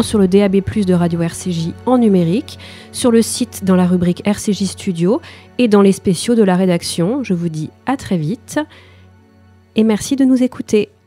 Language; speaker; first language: French; native; French